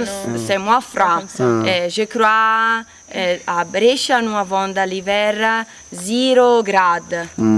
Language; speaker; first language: French; non-native, learner; Italian